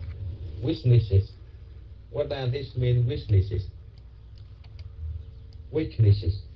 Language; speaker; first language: English; non-native, learner; Vietnamese